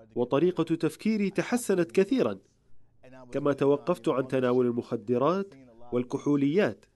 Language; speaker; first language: Arabic; non-native, fluent; English